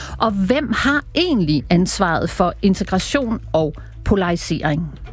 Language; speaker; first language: Danish; native; Danish